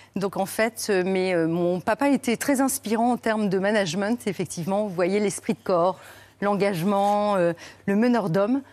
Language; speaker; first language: French; native; French